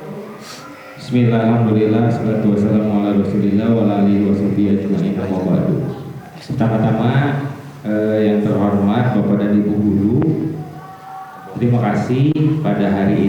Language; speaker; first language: Indonesian; native; Indonesian